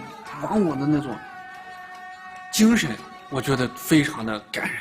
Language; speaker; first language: Chinese; native; Chinese